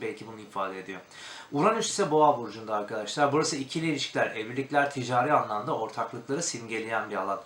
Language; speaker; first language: Turkish; native; Turkish